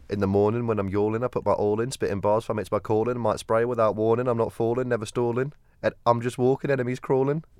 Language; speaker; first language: English; native; English